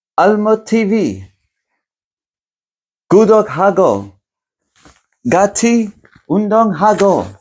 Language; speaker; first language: Korean; non-native, learner; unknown